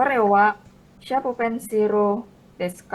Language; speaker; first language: Japanese; non-native, learner; Indonesian